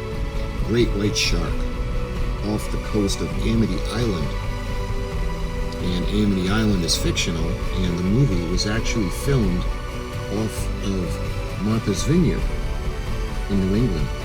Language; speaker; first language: English; native; English